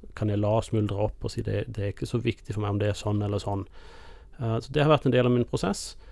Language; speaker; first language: Norwegian; non-native, fluent; English